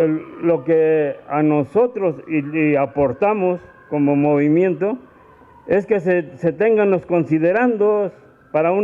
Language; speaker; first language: Spanish; native; Spanish